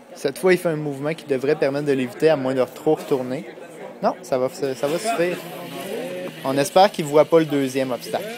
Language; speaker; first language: French; native; French